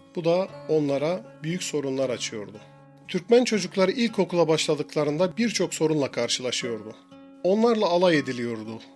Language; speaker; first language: Turkish; native; Turkish